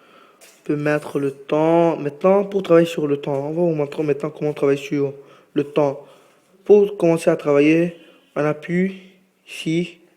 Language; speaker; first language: French; non-native, fluent; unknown